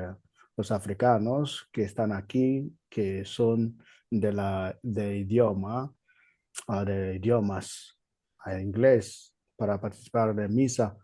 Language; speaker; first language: Spanish; non-native, learner; Igbo